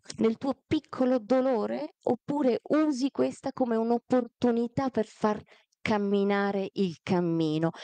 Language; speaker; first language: Italian; early bilingual, other home language; Amharic